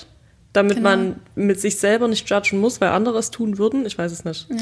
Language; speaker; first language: German; native; German